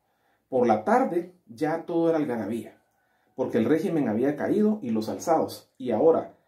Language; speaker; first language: Spanish; native; Spanish